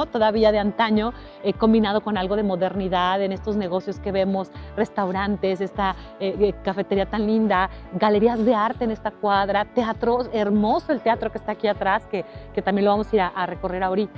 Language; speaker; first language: Spanish; native; Spanish